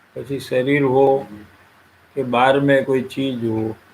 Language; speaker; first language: Hindi; non-native, local second language; Gujarati